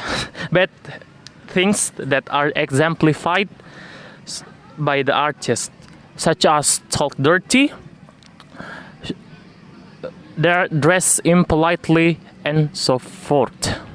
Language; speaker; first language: English; non-native, learner; Indonesian